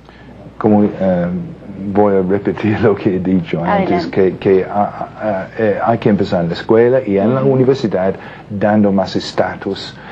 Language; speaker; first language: Spanish; non-native, fluent; English